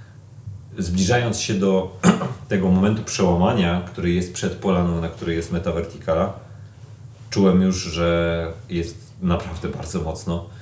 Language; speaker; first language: Polish; native; Polish